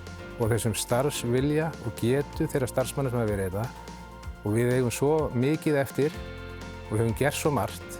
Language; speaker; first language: Icelandic; native; Icelandic